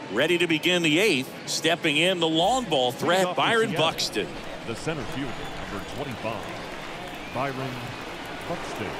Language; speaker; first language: English; native; English